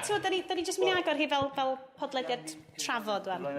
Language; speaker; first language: Welsh; native; Welsh